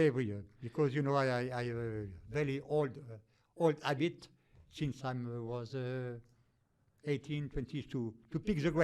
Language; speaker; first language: English; non-native, fluent; French